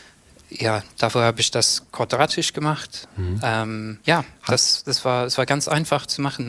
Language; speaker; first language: German; non-native, fluent; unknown